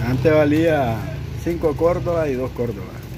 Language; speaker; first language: Spanish; native; Spanish